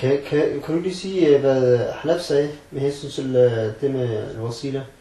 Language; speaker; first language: Danish; native; Danish